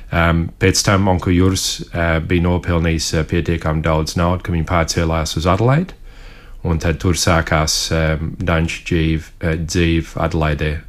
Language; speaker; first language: Latvian; early bilingual, heritage; Latvian